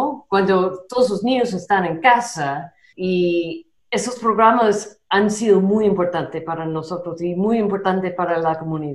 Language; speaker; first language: Spanish; non-native, fluent; English